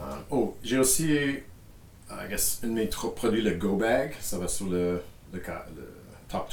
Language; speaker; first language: French; non-native, fluent; English